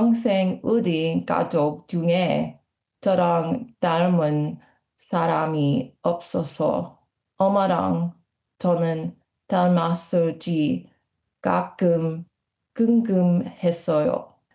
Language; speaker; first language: Korean; non-native, learner; English